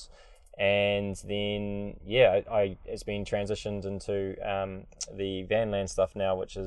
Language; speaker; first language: English; native; English